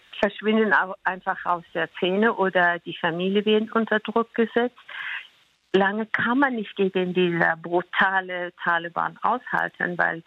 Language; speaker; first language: German; non-native, fluent; Persian